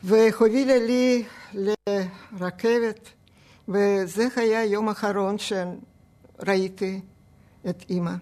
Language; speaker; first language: Hebrew; non-native, fluent; Russian